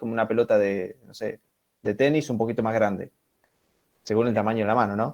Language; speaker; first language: Spanish; native; Spanish